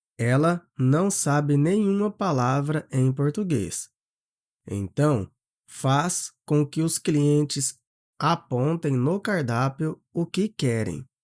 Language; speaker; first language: Portuguese; native; Portuguese